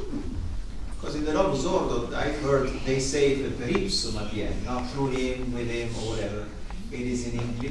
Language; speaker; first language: English; non-native, fluent; Italian